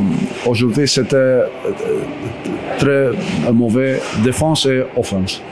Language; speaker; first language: French; non-native, fluent; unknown